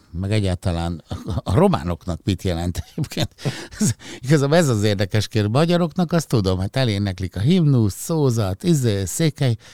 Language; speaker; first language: Hungarian; native; Hungarian